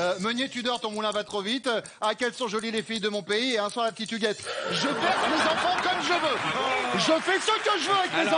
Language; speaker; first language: French; native; French